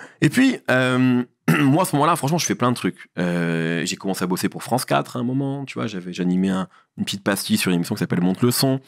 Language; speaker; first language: French; early bilingual, other home language; Arabic